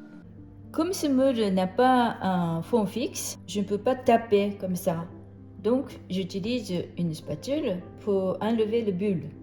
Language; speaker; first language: French; non-native, fluent; Japanese